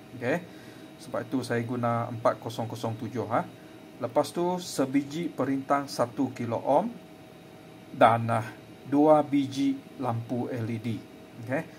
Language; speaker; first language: Malay; non-native, local second language; Chinese